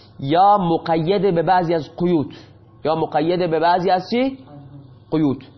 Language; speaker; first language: Persian; non-native, local second language; Baluchi